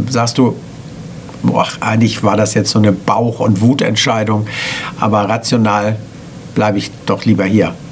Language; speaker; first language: German; native; German